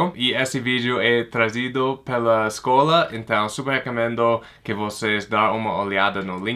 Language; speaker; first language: Portuguese; non-native, fluent; English